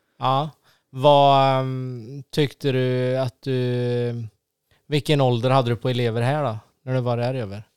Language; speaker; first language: Swedish; native; Swedish